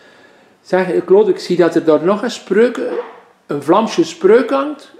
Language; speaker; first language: Dutch; native; Dutch